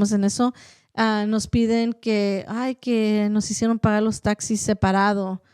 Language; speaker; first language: Spanish; early bilingual, heritage; Spanish